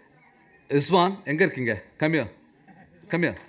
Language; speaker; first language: Tamil; native; Tamil